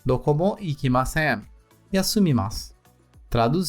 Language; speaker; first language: Japanese; non-native, learner; Portuguese